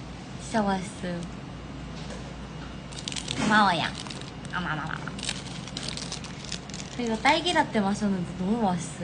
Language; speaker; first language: Korean; non-native, fluent; Japanese